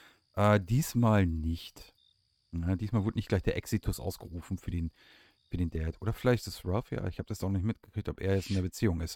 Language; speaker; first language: German; native; German